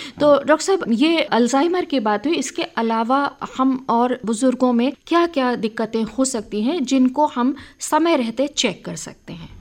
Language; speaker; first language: Hindi; native; Hindi